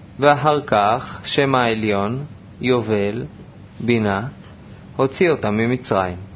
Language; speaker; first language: Hebrew; native; Hebrew